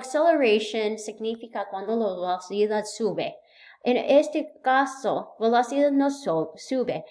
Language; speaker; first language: Spanish; non-native, learner; English